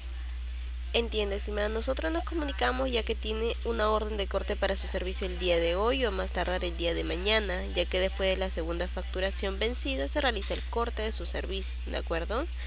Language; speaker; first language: Spanish; native; Spanish